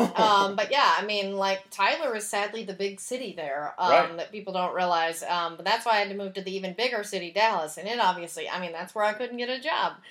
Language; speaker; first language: English; native; English